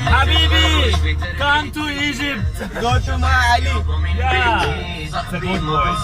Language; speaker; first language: English; non-native, learner; Arabic